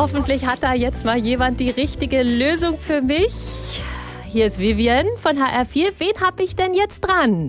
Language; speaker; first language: German; native; German